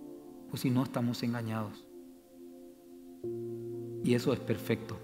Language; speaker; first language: Spanish; native; Spanish